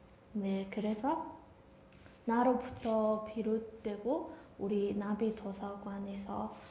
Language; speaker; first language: Korean; non-native, fluent; Mongolian